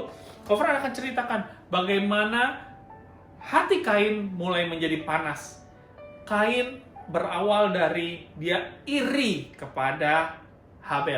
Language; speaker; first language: Indonesian; native; Indonesian